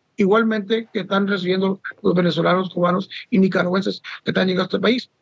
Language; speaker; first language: Spanish; early bilingual, heritage; Spanish